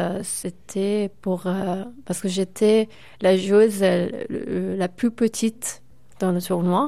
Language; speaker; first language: French; non-native, fluent; Persian